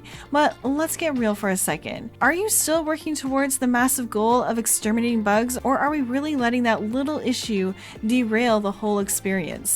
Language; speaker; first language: English; native; English